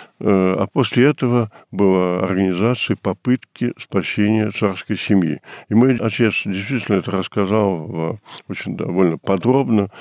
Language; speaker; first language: Russian; early bilingual, heritage; Russian